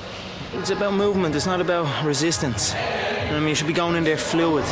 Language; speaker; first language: English; native; English